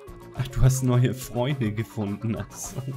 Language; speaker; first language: German; native; German